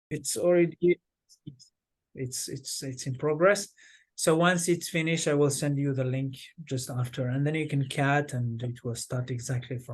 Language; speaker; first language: English; non-native, fluent; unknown